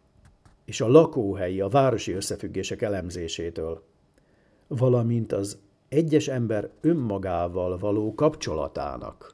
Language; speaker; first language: Hungarian; native; Hungarian